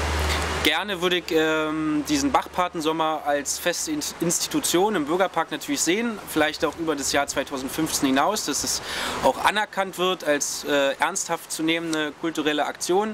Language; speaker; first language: German; native; German